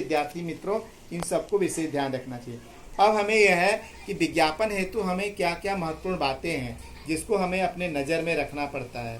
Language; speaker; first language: Hindi; native; Hindi